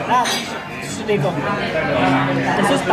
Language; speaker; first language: Spanish; non-native, learner; Filipino